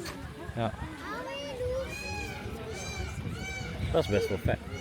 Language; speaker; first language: Dutch; early bilingual, other home language; Filipino